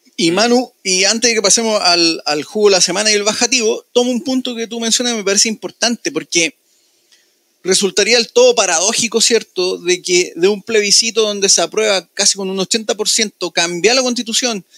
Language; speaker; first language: Spanish; native; Spanish